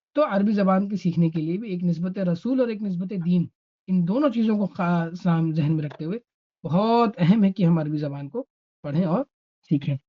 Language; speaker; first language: Urdu; native; Urdu